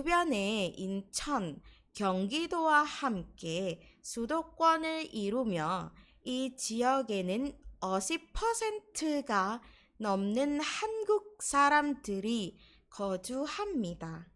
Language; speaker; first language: Korean; non-native, fluent; Indonesian